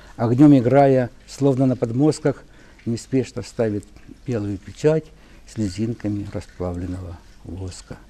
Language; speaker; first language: Russian; non-native, local second language; Ukrainian